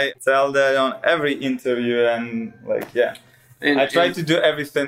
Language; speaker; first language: English; non-native, learner; Russian